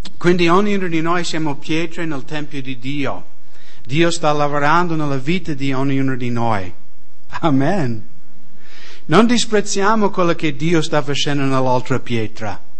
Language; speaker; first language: Italian; non-native, fluent; English